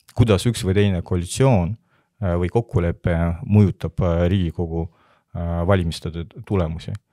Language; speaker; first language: Estonian; non-native, local second language; Russian